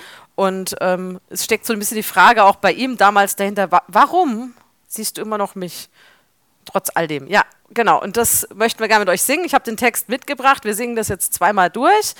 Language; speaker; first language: German; native; German